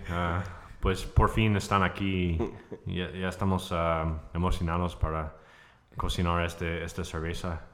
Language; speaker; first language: Spanish; non-native, fluent; English